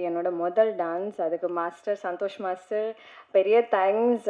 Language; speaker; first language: Tamil; non-native, learner; Malayalam